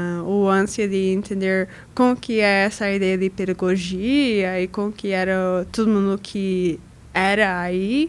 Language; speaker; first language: Portuguese; non-native, learner; English